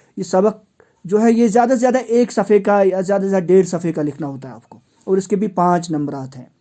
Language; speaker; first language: Urdu; non-native, local second language; Kashmiri